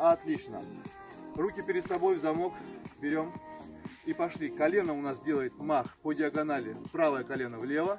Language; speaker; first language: Russian; native; Russian